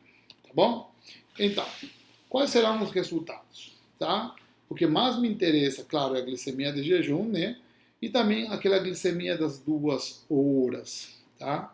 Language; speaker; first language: Portuguese; non-native, fluent; Spanish